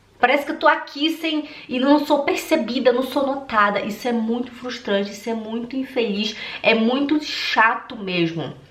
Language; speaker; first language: Portuguese; native; Portuguese